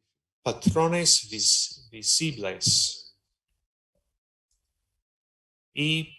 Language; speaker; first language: Spanish; non-native, learner; English